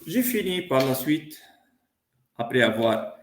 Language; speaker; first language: French; non-native, local second language; Arabic